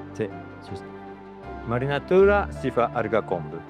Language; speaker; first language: Italian; non-native, learner; Japanese